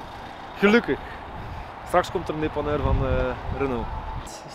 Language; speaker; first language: Dutch; native; Dutch